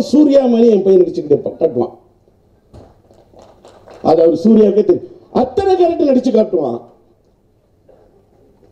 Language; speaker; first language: Tamil; native; Tamil